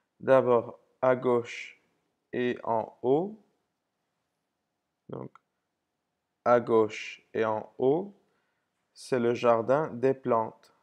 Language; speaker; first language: French; non-native, fluent; English